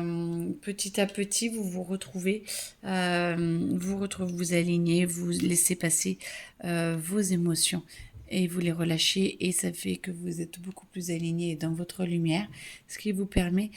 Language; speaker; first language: French; native; French